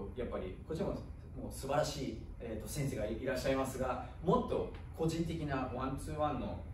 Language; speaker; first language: Japanese; non-native, fluent; German